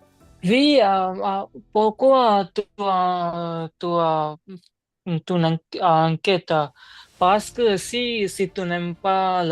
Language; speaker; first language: French; non-native, learner; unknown